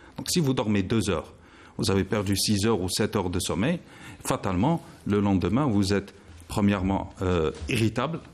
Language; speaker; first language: French; non-native, local second language; Arabic